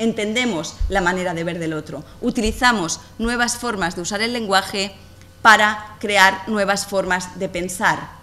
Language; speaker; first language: Spanish; native; Spanish